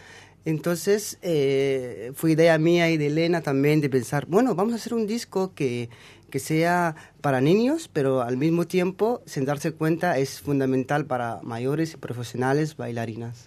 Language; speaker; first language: Spanish; non-native, fluent; Arabic